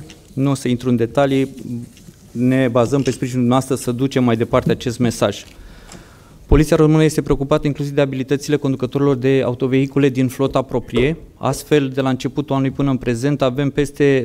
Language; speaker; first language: Romanian; native; Romanian